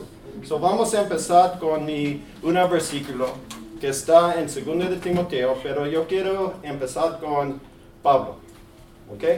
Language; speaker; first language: Spanish; early bilingual, heritage; English